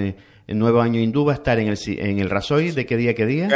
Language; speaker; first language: Spanish; native; Spanish